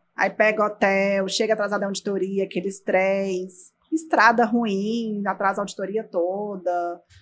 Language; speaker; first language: Portuguese; native; Portuguese